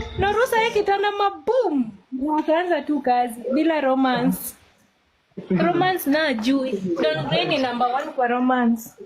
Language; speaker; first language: Swahili; native; Swahili